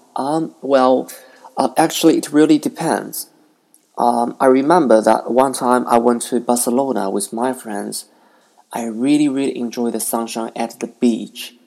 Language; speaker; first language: English; non-native, fluent; Chinese